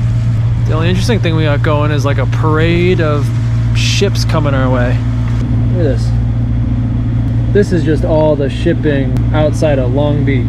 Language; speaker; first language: English; native; English